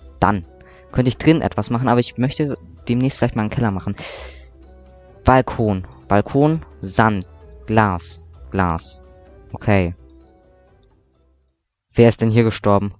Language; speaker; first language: German; native; German